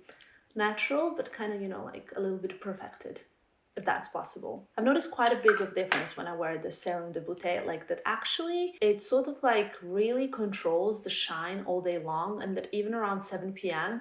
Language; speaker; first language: English; non-native, fluent; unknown